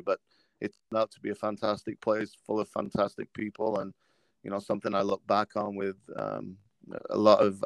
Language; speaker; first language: English; native; English